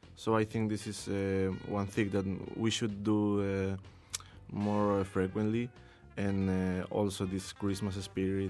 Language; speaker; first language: English; non-native, learner; Spanish